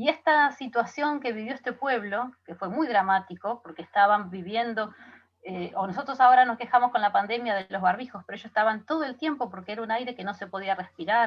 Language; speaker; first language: Spanish; native; Spanish